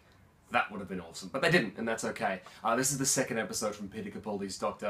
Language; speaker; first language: English; native; English